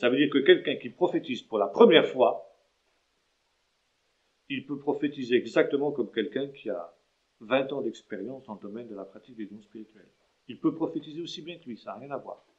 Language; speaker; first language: French; native; French